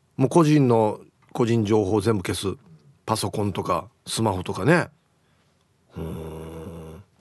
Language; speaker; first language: Japanese; native; Japanese